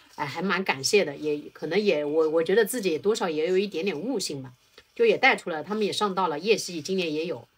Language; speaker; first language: Chinese; native; Chinese